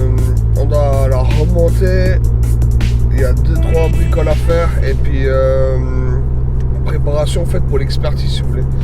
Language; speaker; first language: French; native; French